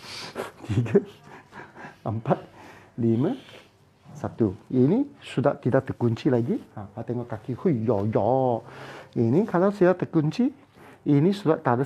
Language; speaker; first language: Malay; non-native, local second language; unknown